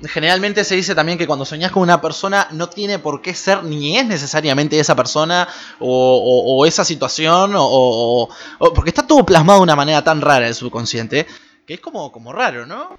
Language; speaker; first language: Spanish; native; Spanish